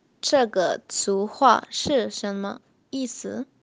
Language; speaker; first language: Chinese; non-native, learner; Spanish